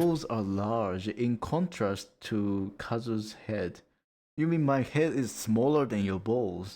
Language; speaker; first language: English; non-native, learner; Japanese